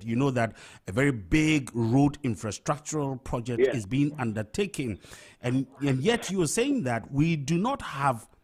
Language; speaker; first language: English; non-native, local second language; Akan